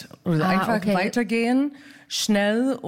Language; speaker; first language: German; non-native, fluent; English